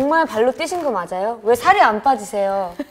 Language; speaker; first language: Korean; native; Korean